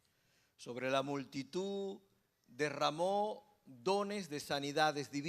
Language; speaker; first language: Spanish; native; Spanish